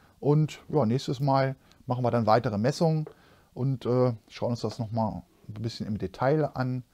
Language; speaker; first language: German; native; German